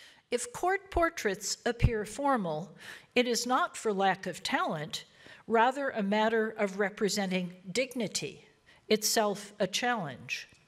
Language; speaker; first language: English; native; English